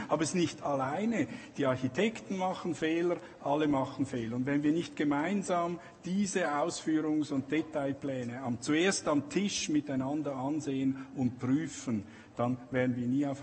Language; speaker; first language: German; native; German